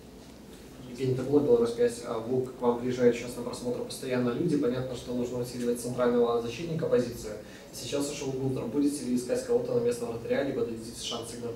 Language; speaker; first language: Russian; native; Russian